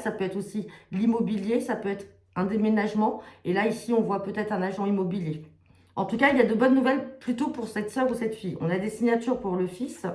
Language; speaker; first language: French; native; French